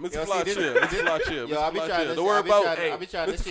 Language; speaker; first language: English; native; English